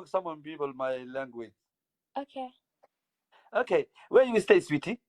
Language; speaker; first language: English; non-native, learner; Somali